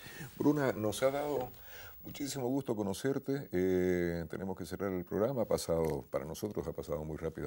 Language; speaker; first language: Spanish; native; Spanish